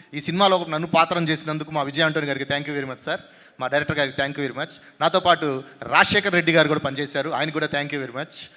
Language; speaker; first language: Telugu; native; Telugu